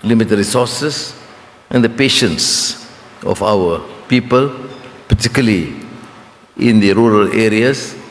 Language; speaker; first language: English; non-native, local second language; Malay